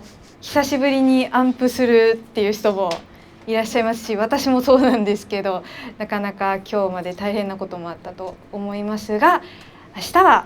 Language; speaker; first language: Japanese; native; Japanese